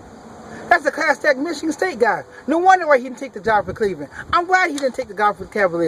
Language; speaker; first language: English; native; English